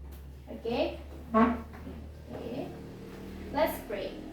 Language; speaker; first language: English; non-native, learner; Indonesian